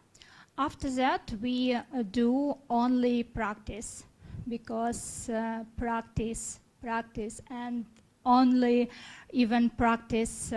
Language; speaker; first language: English; non-native, learner; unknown